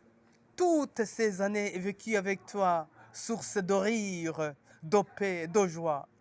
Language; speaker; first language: French; non-native, local second language; Rundi